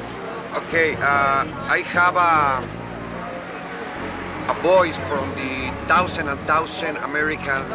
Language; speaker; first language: English; non-native, learner; Spanish